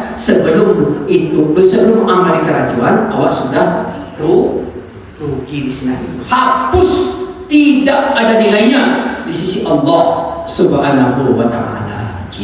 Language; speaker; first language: Malay; non-native, local second language; Minangkabau